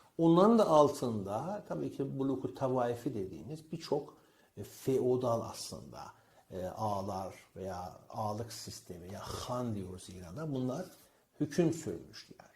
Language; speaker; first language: Turkish; non-native, fluent; Persian